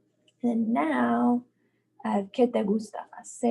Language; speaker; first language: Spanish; non-native, fluent; English